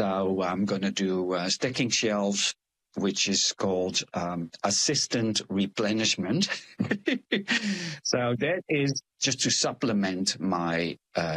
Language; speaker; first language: English; non-native, fluent; Dutch